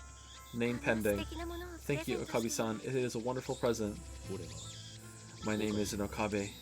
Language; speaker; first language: English; native; English